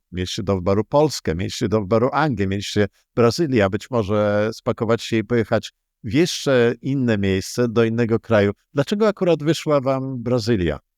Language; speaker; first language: Polish; native; Polish